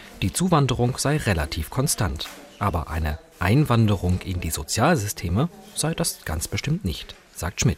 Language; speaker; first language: German; native; German